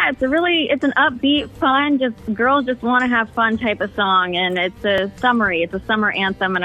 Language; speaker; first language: English; native; English